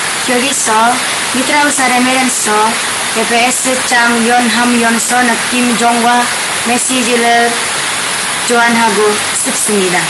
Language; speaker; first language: Korean; non-native, learner; Indonesian